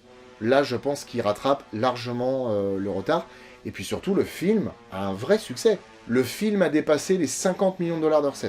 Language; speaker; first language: French; native; French